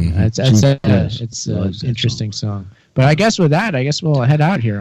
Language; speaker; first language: English; native; English